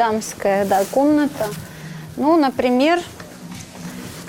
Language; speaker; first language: Russian; native; Russian